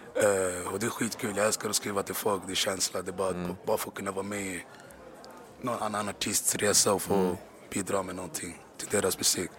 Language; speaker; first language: Swedish; native; Swedish